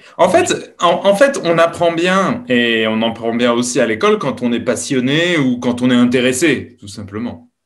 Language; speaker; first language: French; native; French